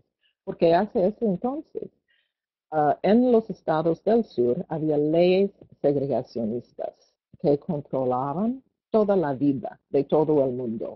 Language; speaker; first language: Spanish; non-native, fluent; English